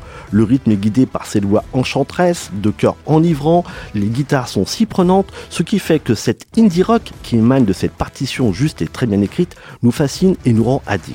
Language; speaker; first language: French; native; French